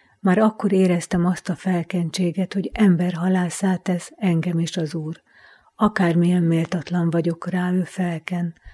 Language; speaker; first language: Hungarian; native; Hungarian